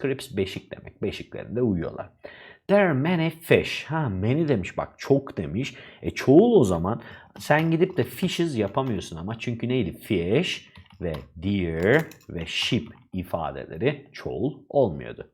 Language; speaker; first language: Turkish; native; Turkish